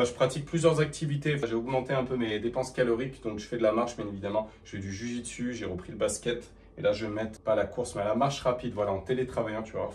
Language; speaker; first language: French; native; French